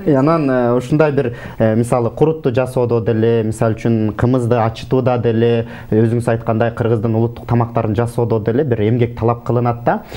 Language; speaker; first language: Kyrgyz; native; Kyrgyz